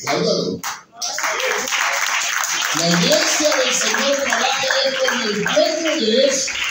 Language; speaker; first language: Spanish; native; Spanish